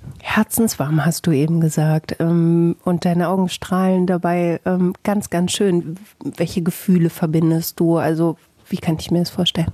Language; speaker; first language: German; native; German